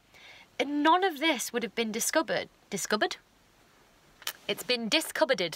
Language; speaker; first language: English; native; English